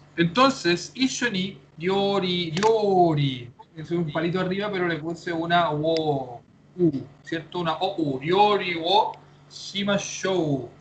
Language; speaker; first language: Spanish; native; Spanish